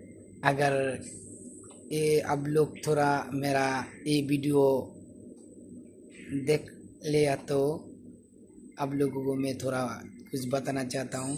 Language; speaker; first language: Hindi; non-native, learner; Bangla